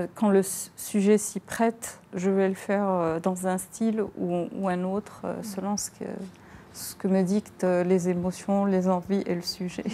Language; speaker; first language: French; non-native, local second language; Arabic